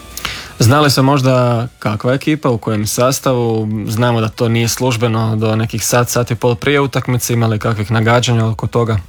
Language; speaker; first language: Serbian; native; Serbian